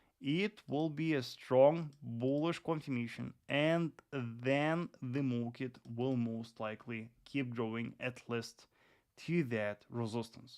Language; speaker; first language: English; non-native, fluent; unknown